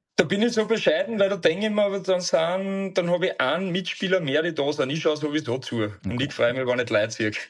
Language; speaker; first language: German; native; German